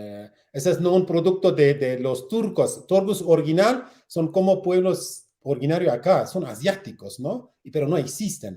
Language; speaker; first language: Spanish; non-native, learner; Kurdish